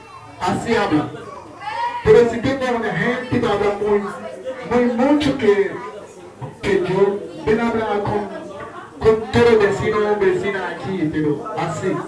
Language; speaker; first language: Spanish; non-native, learner; Haitian Creole